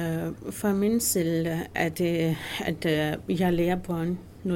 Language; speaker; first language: Danish; non-native, fluent; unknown